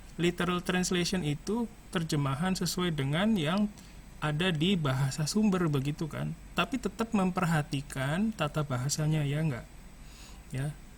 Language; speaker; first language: Indonesian; native; Indonesian